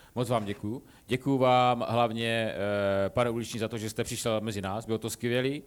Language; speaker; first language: Czech; native; Czech